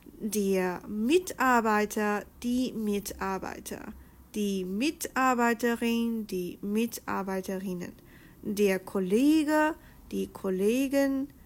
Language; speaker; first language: German; non-native, fluent; Chinese